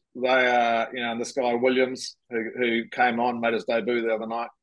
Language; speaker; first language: English; native; English